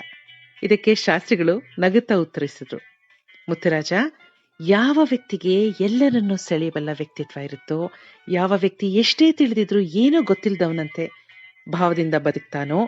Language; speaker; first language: Kannada; native; Kannada